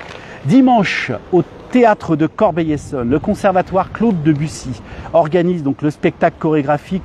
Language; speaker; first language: French; native; French